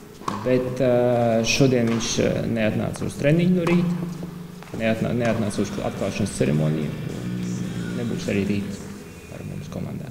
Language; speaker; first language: Latvian; non-native, local second language; Russian